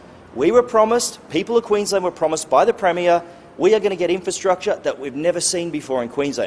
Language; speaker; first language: English; native; English